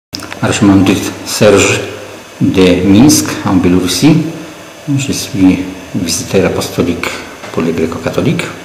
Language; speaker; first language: French; non-native, fluent; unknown